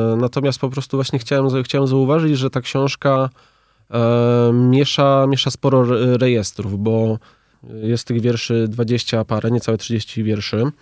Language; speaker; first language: Polish; native; Polish